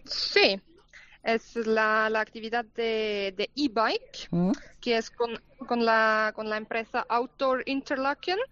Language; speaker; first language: Spanish; non-native, fluent; German